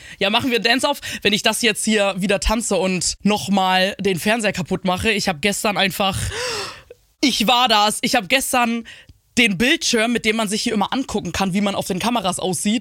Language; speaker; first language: German; native; German